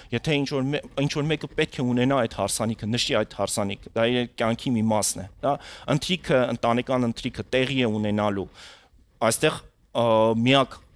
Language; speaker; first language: Armenian; native; Armenian